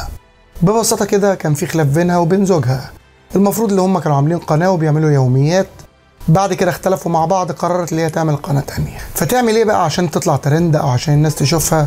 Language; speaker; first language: Arabic; native; Arabic